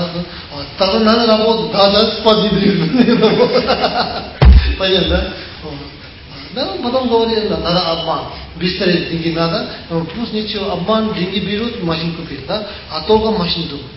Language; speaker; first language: Russian; non-native, learner; Tibetan